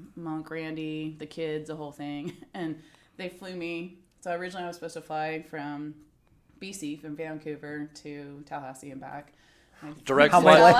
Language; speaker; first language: English; native; English